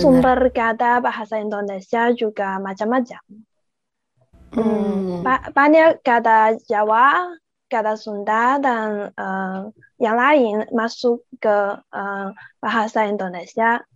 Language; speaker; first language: Indonesian; non-native, learner; Chinese